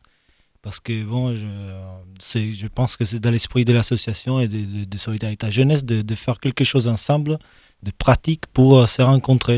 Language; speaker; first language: French; non-native, fluent; Italian